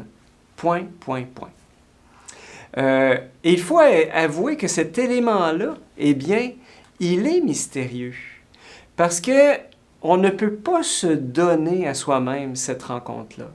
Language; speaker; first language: French; native; French